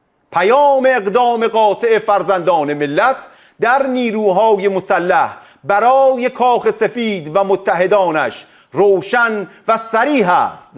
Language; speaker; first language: Persian; native; Persian